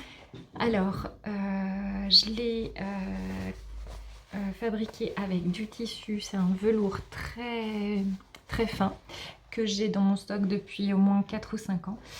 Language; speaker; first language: French; native; French